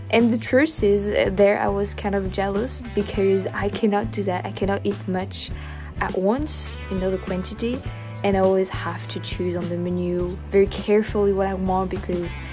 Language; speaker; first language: English; non-native, fluent; French